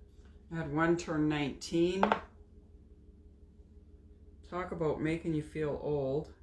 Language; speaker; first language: English; native; English